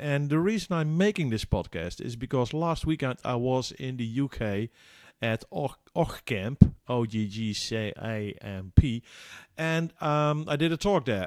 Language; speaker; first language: English; non-native, fluent; Dutch